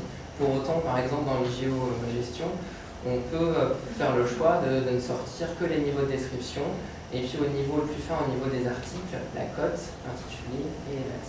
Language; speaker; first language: French; native; French